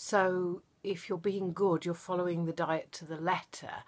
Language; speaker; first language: English; native; English